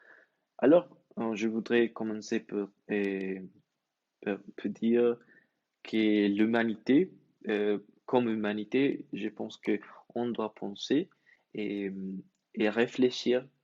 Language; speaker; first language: French; non-native, learner; Spanish